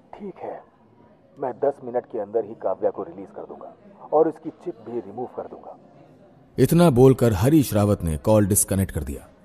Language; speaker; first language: Hindi; native; Hindi